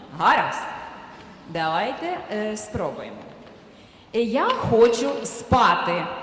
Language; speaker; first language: Ukrainian; native; Ukrainian